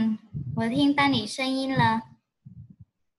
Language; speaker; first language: Chinese; non-native, fluent; Vietnamese